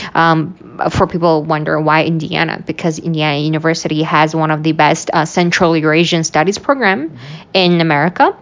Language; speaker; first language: English; non-native, fluent; Uyghur